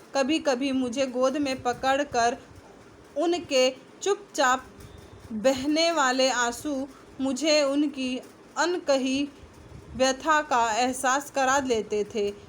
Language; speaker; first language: Hindi; native; Hindi